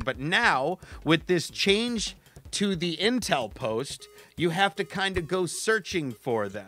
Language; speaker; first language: English; native; English